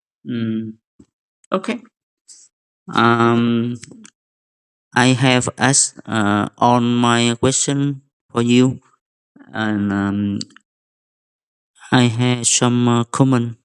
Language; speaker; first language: English; non-native, fluent; Vietnamese